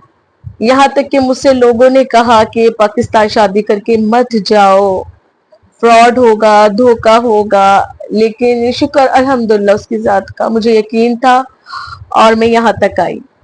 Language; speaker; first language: Urdu; native; Urdu